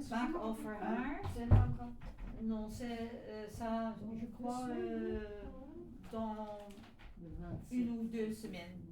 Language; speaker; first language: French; non-native, fluent; Dutch